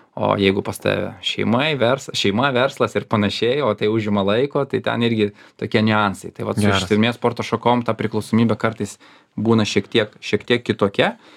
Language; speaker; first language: Lithuanian; non-native, local second language; Russian